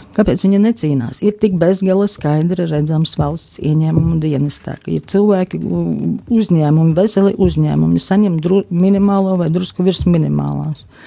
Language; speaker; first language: Latvian; native; Latvian